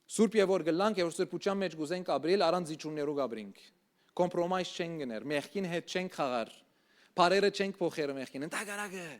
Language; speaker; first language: Armenian; early bilingual, heritage; Armenian